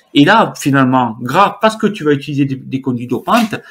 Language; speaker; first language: French; native; French